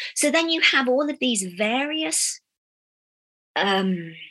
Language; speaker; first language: English; native; English